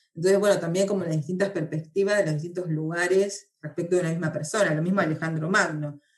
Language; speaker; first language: Spanish; native; Spanish